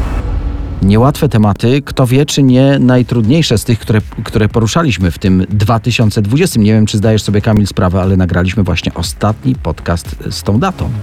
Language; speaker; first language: Polish; native; Polish